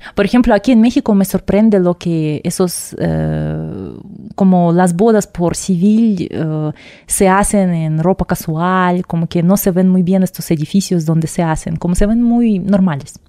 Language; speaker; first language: Spanish; non-native, fluent; Russian